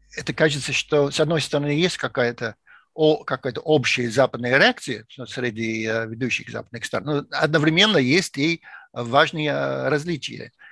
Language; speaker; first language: Russian; non-native, fluent; English